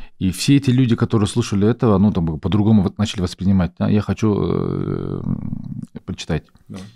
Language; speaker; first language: Russian; non-native, local second language; Kazakh